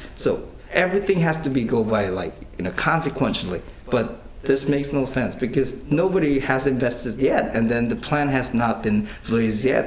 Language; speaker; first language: English; non-native, fluent; Korean